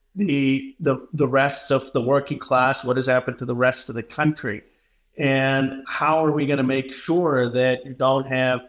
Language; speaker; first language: English; native; English